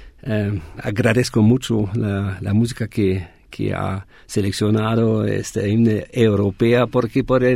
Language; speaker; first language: Spanish; non-native, fluent; German